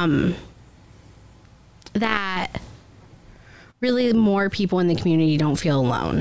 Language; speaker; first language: English; native; English